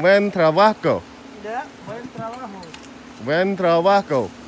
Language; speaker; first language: Spanish; non-native, learner; Khmer